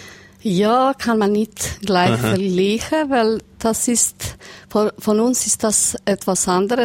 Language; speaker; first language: German; non-native, learner; Serbian